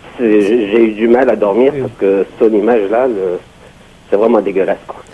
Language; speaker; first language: French; non-native, local second language; Arabic